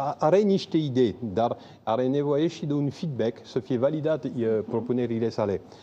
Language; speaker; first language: Romanian; non-native, fluent; French